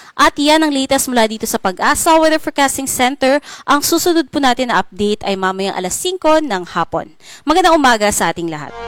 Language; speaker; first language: Filipino; non-native, local second language; Cebuano